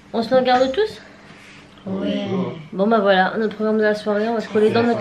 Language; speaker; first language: French; native; French